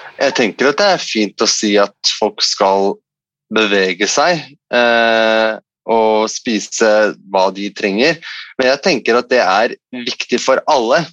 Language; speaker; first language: Norwegian; non-native, fluent; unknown